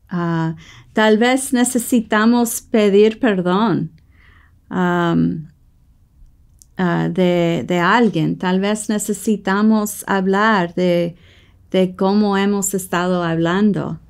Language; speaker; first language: Spanish; non-native, fluent; English